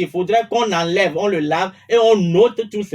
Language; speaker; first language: French; non-native, local second language; Ewe